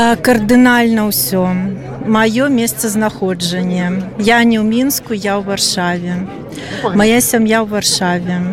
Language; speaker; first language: Belarusian; non-native, local second language; Russian